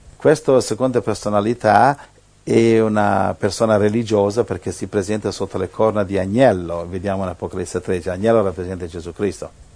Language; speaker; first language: Italian; native; Italian